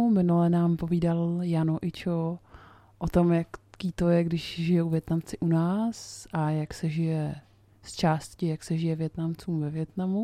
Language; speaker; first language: Czech; native; Czech